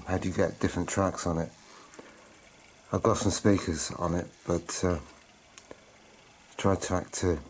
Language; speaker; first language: English; native; English